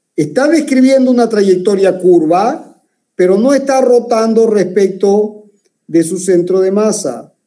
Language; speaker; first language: Spanish; native; Spanish